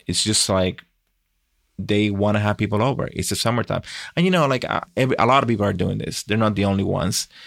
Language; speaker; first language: English; non-native, fluent; Spanish